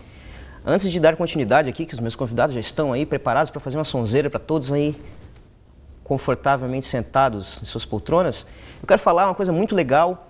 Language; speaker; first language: Portuguese; native; Portuguese